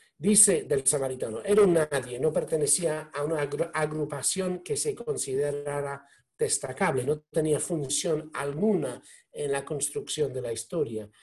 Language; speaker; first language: Spanish; non-native, fluent; English